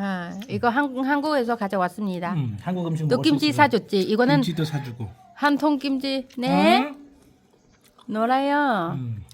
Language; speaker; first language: Korean; non-native, learner; Vietnamese